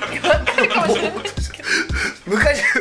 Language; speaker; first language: Japanese; native; Japanese